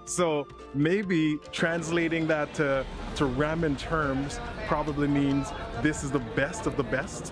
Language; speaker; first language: English; native; English